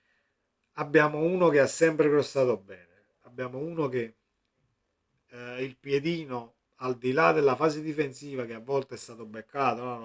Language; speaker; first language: Italian; native; Italian